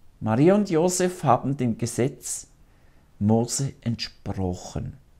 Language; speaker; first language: German; native; German